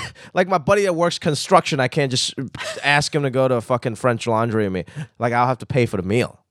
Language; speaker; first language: English; non-native, local second language; Cantonese